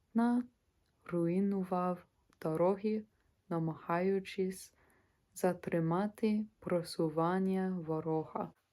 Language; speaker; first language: Ukrainian; non-native, learner; English